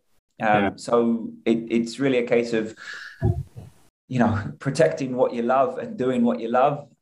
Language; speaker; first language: English; native; English